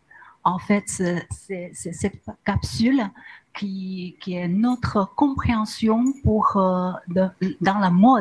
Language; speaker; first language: French; non-native, learner; Chinese